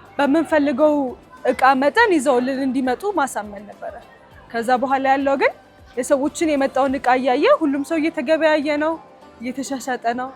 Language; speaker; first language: Amharic; native; Amharic